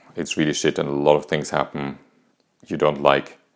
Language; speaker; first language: English; non-native, fluent; German